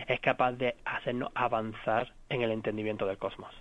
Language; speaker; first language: Spanish; native; Spanish